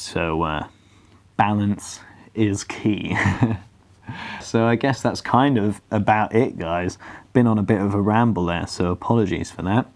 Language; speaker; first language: English; native; English